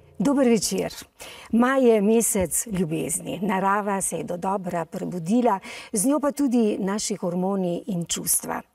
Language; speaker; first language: Slovenian; native; Slovenian